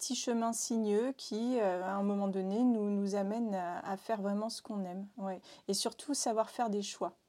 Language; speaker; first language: French; native; French